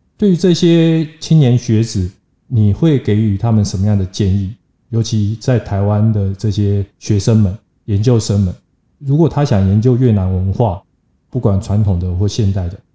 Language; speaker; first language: Chinese; native; Chinese